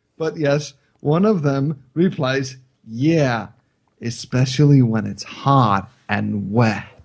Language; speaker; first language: English; non-native, fluent; Icelandic